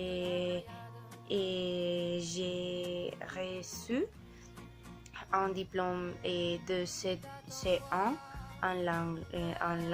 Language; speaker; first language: French; non-native, learner; Spanish